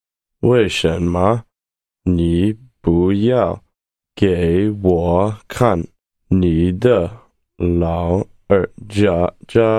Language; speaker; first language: Chinese; non-native, learner; English